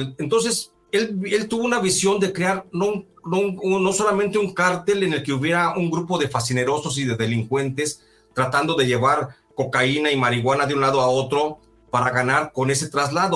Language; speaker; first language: Spanish; native; Spanish